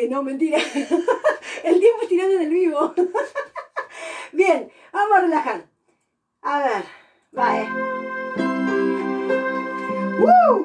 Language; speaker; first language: Spanish; native; Spanish